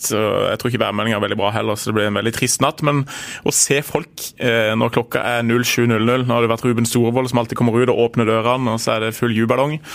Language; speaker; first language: Norwegian; native; Norwegian